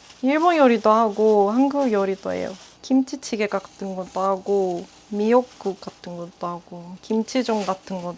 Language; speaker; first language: Korean; non-native, fluent; Japanese